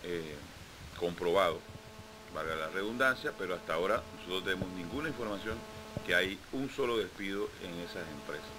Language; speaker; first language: Spanish; native; Spanish